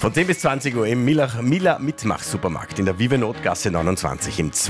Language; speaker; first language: German; native; German